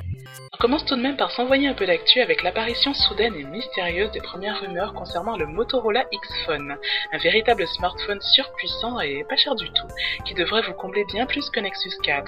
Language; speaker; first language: French; native; French